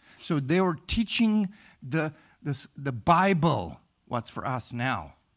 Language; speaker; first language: English; non-native, fluent; Romanian